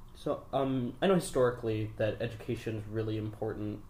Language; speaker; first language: English; native; English